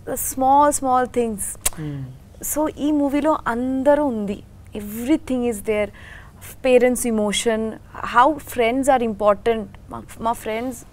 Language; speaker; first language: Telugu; non-native, learner; Bangla